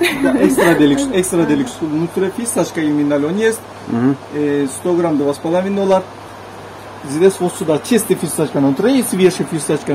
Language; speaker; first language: Russian; non-native, learner; Turkish